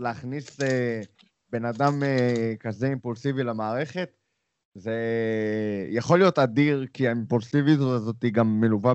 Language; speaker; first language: Hebrew; native; Hebrew